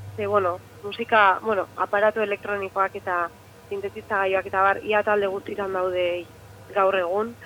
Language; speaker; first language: Basque; native; Basque